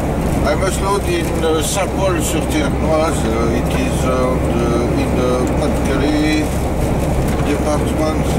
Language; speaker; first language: English; non-native, learner; French